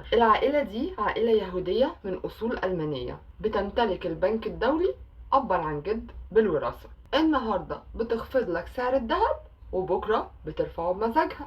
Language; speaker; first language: Arabic; native; Arabic